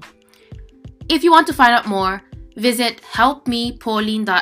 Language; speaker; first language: English; native; English